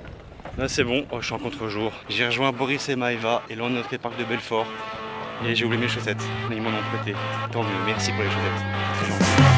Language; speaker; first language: French; native; French